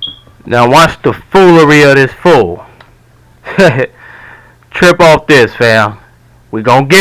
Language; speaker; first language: English; native; English